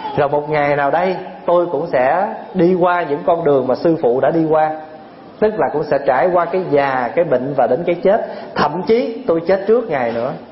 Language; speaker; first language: Vietnamese; early bilingual, other home language; English